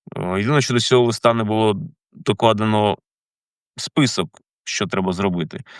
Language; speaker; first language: Ukrainian; native; Ukrainian